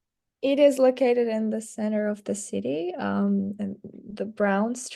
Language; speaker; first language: English; non-native, learner; Russian